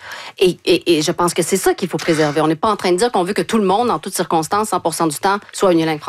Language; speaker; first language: French; native; French